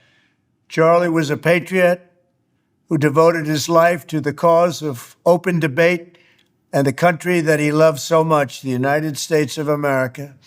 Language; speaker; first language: English; native; English